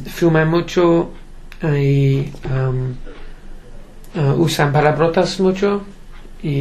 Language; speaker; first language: Spanish; non-native, learner; English